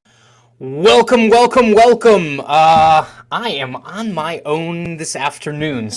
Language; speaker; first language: English; native; English